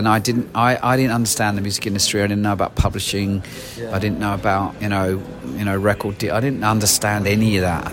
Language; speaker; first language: English; native; English